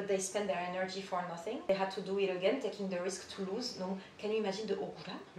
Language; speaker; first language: English; non-native, fluent; French